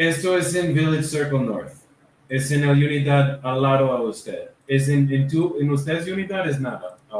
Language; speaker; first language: Spanish; non-native, learner; English